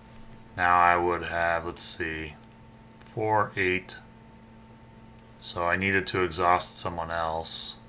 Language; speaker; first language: English; native; English